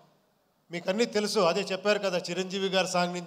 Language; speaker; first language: Telugu; non-native, local second language; Kannada